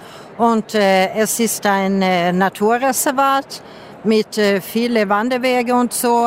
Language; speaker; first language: German; non-native, fluent; Swedish